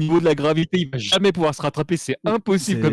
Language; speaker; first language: French; native; French